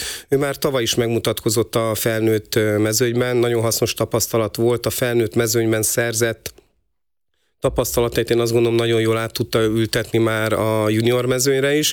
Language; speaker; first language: Hungarian; native; Hungarian